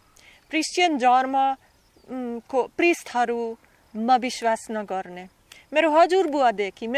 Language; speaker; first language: Nepali; non-native, learner; Slovak